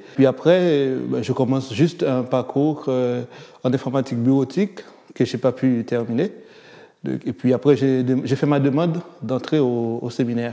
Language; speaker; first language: French; non-native, local second language; Haitian Creole